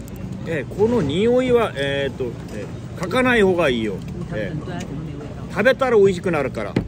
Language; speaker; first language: Japanese; non-native, fluent; Korean